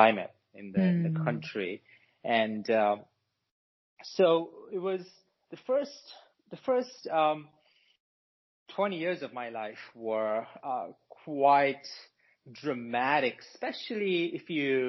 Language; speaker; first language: English; non-native, local second language; Sinhala